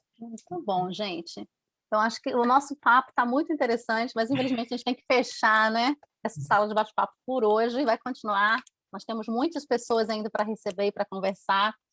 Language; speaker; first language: Portuguese; native; Portuguese